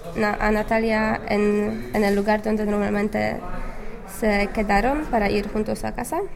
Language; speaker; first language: Spanish; non-native, learner; English